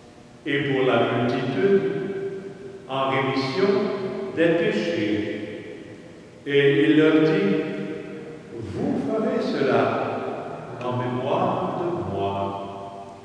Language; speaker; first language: French; native; French